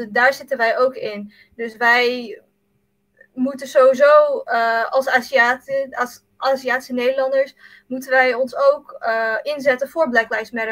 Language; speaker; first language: Dutch; early bilingual, other home language; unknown